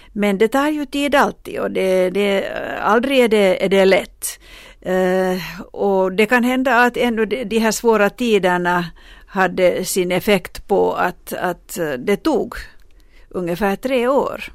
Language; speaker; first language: Swedish; non-native, local second language; Finnish